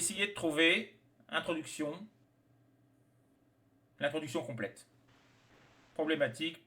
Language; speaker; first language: French; native; French